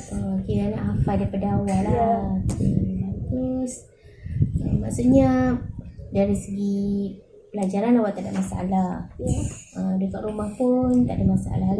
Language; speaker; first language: Malay; native; Malay